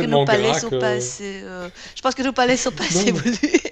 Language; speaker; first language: French; native; French